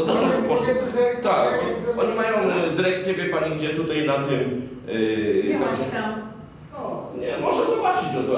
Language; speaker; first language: Polish; native; Polish